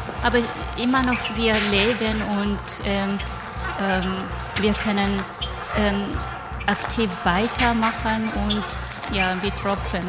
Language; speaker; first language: German; non-native, learner; Japanese